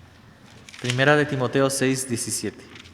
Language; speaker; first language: Spanish; non-native, fluent; English